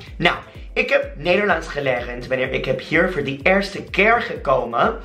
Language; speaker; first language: Dutch; non-native, learner; Spanish